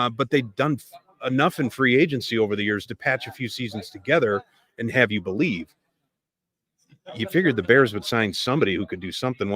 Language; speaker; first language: English; native; English